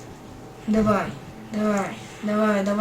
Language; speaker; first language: Russian; native; Russian